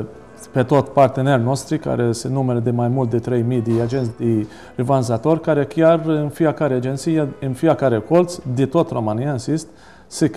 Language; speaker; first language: Romanian; non-native, learner; Maltese